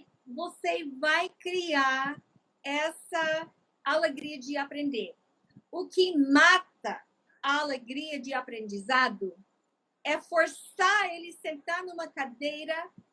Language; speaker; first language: Portuguese; non-native, fluent; English